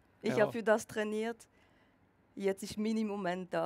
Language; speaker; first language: German; non-native, local second language; French